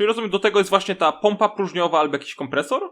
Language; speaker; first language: Polish; native; Polish